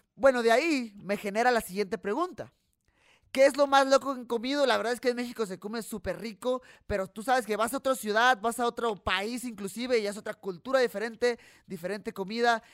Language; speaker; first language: Spanish; native; Spanish